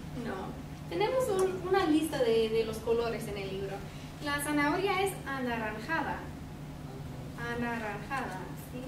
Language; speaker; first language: Spanish; non-native, fluent; English